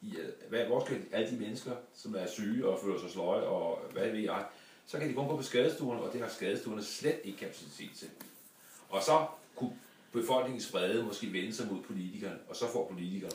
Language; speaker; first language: Danish; native; Danish